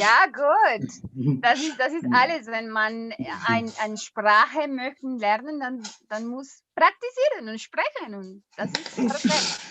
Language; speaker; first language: German; non-native, learner; Spanish